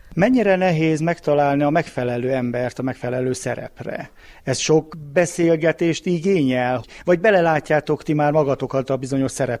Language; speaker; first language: Hungarian; native; Hungarian